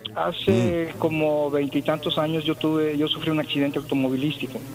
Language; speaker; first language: Spanish; native; Spanish